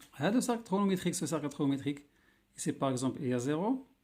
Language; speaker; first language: French; non-native, local second language; Arabic